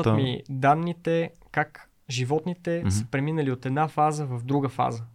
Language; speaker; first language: Bulgarian; native; Bulgarian